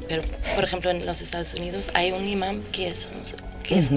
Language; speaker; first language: Spanish; non-native, fluent; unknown